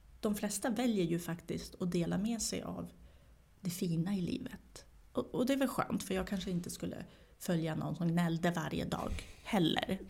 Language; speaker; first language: Swedish; early bilingual, other home language; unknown